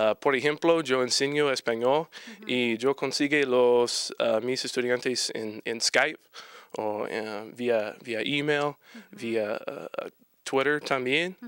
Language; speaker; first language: Spanish; non-native, learner; English